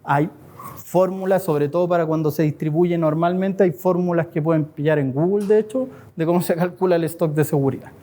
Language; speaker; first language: Spanish; native; Spanish